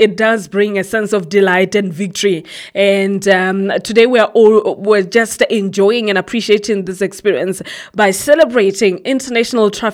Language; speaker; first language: English; non-native, local second language; Southern Sotho